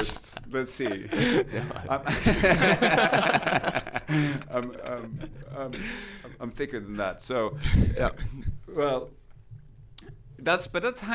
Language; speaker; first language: English; non-native, fluent; Swedish